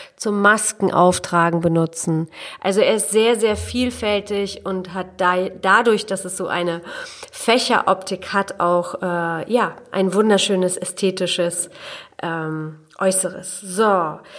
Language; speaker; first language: German; early bilingual, other home language; Polish